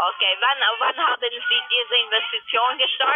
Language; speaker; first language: German; non-native, learner; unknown